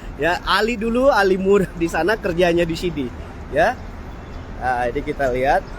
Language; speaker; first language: Indonesian; native; Indonesian